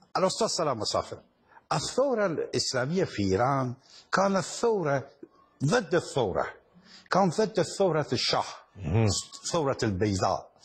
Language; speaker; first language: Arabic; non-native, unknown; Persian